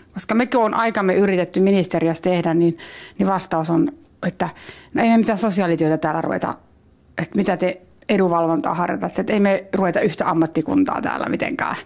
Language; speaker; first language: Finnish; non-native, local second language; Swedish